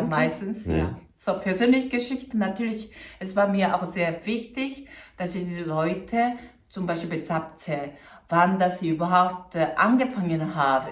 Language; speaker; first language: German; non-native, fluent; Korean